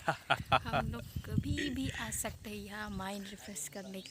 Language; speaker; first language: Hindi; non-native, local second language; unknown